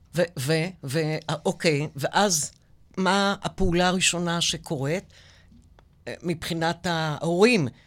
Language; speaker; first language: Hebrew; native; Hebrew